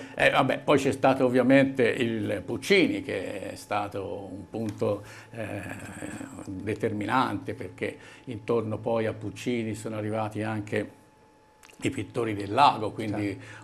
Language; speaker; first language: Italian; native; Italian